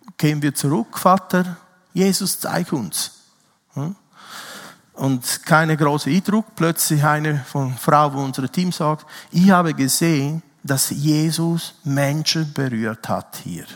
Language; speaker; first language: German; non-native, fluent; Italian